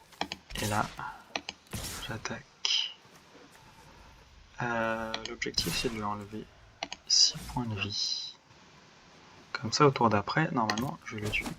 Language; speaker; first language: French; native; French